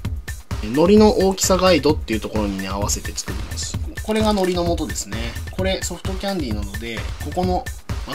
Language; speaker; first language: Japanese; native; Japanese